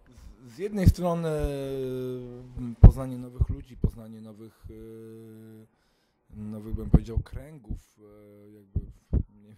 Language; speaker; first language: Polish; native; Polish